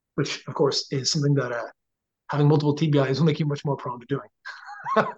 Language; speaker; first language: English; native; English